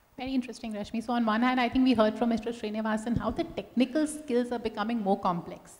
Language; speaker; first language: English; non-native, local second language; Hindi